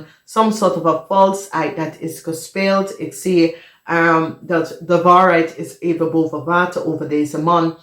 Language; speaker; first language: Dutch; non-native, fluent; English